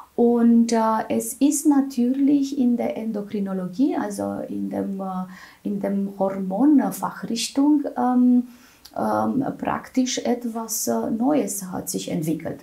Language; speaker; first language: German; non-native, fluent; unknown